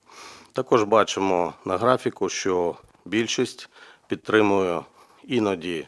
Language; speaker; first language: Ukrainian; native; Ukrainian